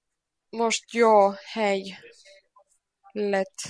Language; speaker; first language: Hungarian; non-native, learner; Finnish